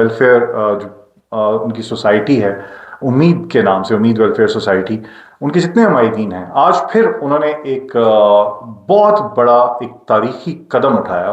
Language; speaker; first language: Urdu; non-native, local second language; Northern Hindko